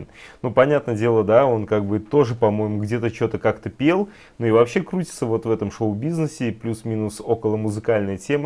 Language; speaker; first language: Russian; native; Russian